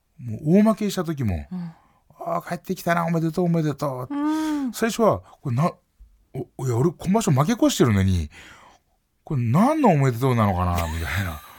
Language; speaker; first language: Japanese; native; Japanese